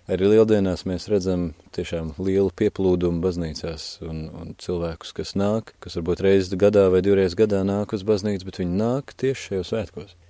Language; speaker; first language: Latvian; native; Latvian